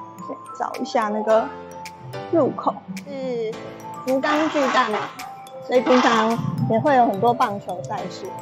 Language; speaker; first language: Chinese; native; Chinese